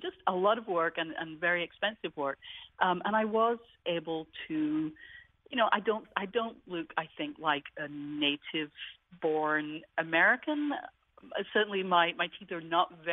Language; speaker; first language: English; native; English